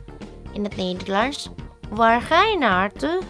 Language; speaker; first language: Dutch; non-native, fluent; Indonesian